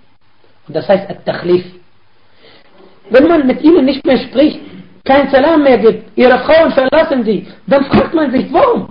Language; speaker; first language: German; non-native, fluent; Arabic